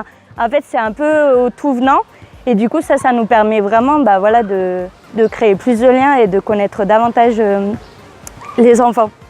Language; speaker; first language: French; native; French